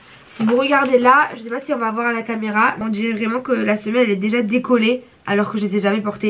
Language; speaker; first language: French; native; French